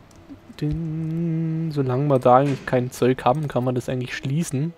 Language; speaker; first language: German; native; German